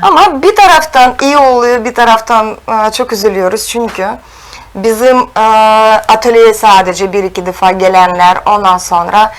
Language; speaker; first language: Turkish; non-native, fluent; Russian